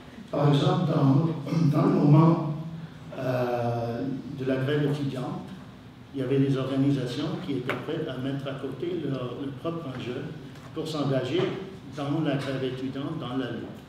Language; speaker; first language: French; non-native, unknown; English